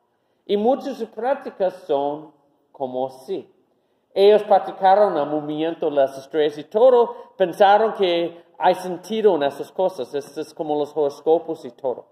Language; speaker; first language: Spanish; non-native, fluent; English